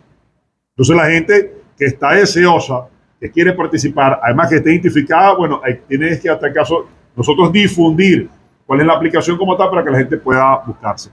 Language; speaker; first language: Spanish; native; Spanish